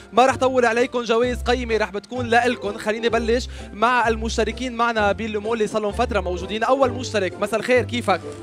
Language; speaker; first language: Arabic; native; Arabic